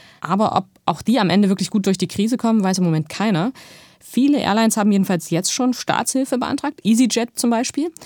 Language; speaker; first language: German; native; German